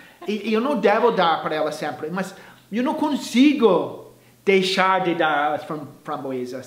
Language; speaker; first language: Portuguese; non-native, fluent; English